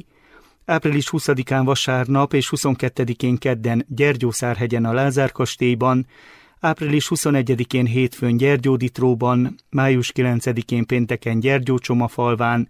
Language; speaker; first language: Hungarian; native; Hungarian